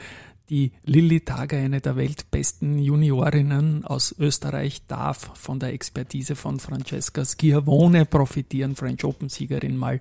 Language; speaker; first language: German; native; German